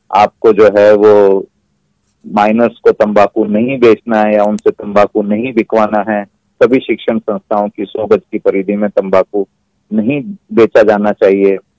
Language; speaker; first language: Hindi; native; Hindi